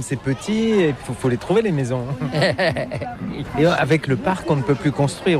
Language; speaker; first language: French; native; French